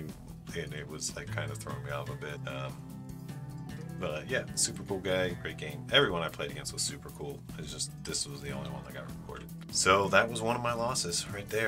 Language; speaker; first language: English; native; English